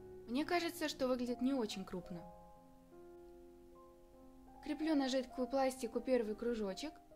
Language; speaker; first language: Russian; native; Russian